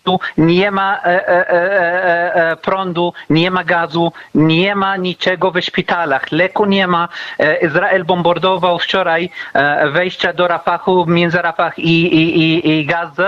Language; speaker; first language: Polish; non-native, fluent; Arabic